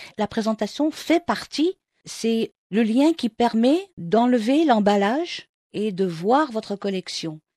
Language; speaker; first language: French; non-native, local second language; Arabic